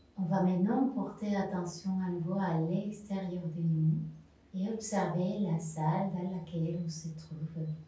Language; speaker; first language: French; non-native, fluent; Spanish